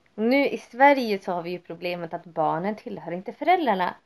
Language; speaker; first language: Swedish; native; Swedish